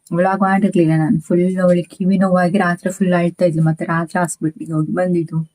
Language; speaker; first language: Kannada; native; Kannada